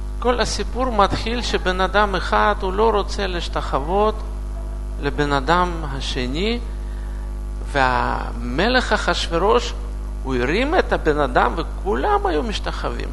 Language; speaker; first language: Hebrew; non-native, learner; Russian